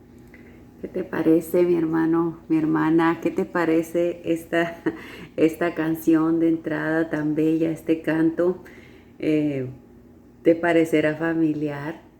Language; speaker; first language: Spanish; native; Spanish